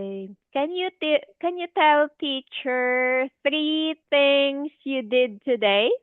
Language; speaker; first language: English; non-native, fluent; Filipino